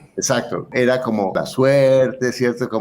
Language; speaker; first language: Spanish; native; Spanish